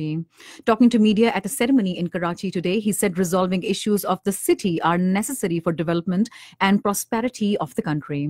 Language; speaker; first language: English; non-native, local second language; Urdu